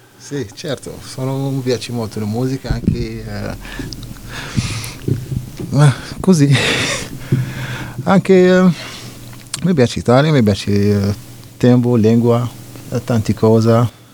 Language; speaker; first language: Italian; non-native, learner; Arabic